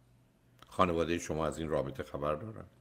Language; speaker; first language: Persian; native; Persian